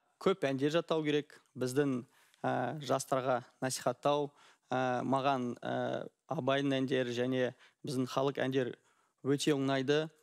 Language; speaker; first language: Kazakh; non-native, local second language; Russian